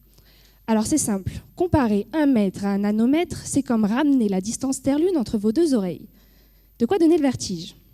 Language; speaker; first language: French; native; French